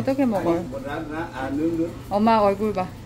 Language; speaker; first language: Korean; non-native, learner; Vietnamese